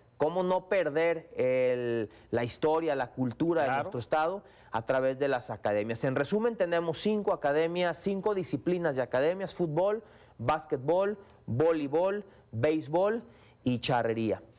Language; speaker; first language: Spanish; native; Spanish